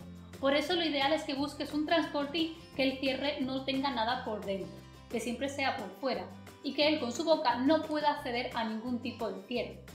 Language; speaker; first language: Spanish; native; Spanish